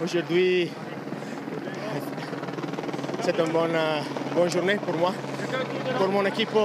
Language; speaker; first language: French; non-native, learner; Italian